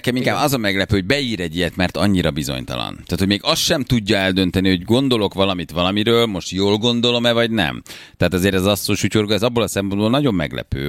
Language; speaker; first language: Hungarian; native; Hungarian